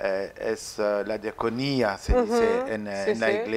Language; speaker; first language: Spanish; non-native, learner; French